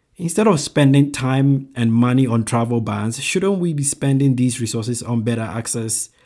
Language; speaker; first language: English; non-native, local second language; Akan